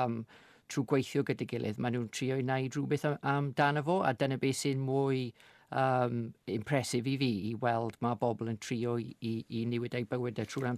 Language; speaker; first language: Welsh; non-native, fluent; English